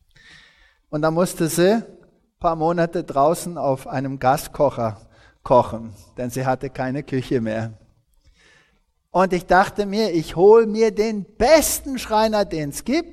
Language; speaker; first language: German; early bilingual, heritage; German